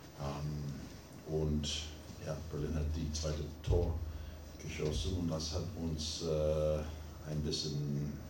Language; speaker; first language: German; non-native, fluent; English